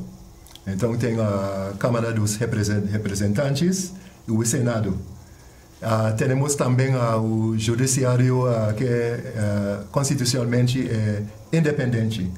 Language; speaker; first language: Portuguese; non-native, fluent; English